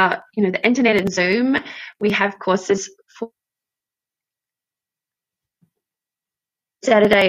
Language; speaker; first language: English; native; English